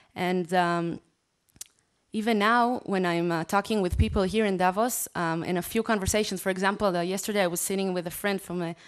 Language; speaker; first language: English; non-native, fluent; Hebrew